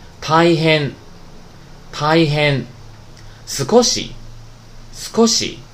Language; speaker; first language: Japanese; non-native, fluent; Chinese